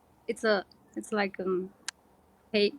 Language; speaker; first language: English; non-native, learner; Chinese